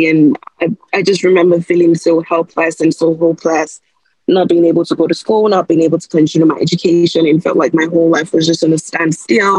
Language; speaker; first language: English; non-native, local second language; Yoruba